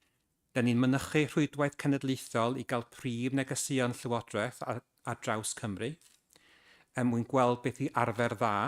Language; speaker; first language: Welsh; native; Welsh